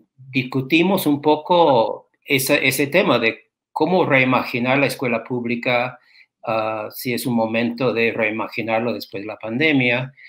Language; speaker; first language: Spanish; non-native, fluent; English